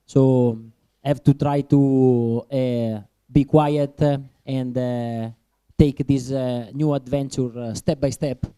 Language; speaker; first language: English; non-native, learner; Italian